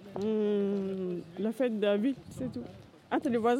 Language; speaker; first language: French; non-native, learner; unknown